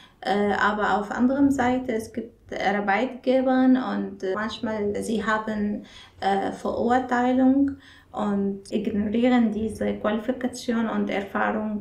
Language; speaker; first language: German; non-native, learner; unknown